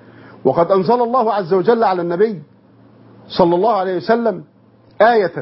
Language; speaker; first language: Arabic; native; Arabic